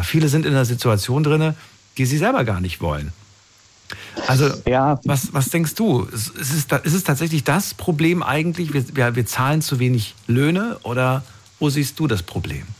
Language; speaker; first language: German; native; German